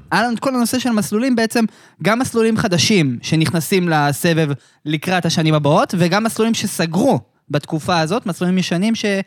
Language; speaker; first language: Hebrew; native; Hebrew